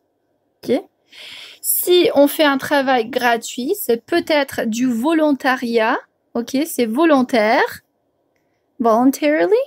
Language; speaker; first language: French; non-native, fluent; English